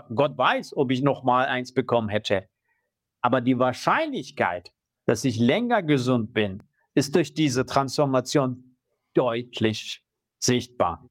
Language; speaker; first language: German; non-native, fluent; Persian